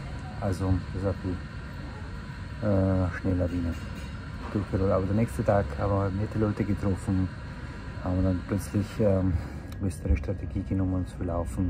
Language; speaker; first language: German; non-native, fluent; Slovak